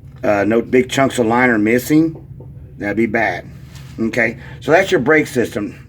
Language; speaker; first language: English; native; English